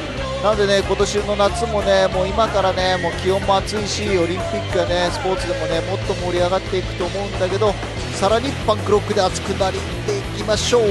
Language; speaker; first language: Japanese; native; Japanese